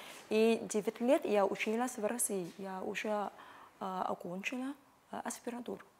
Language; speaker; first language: Russian; non-native, fluent; Vietnamese